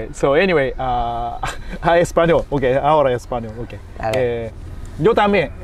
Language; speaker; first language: Spanish; non-native, fluent; Japanese